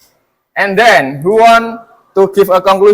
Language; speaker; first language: English; non-native, fluent; Indonesian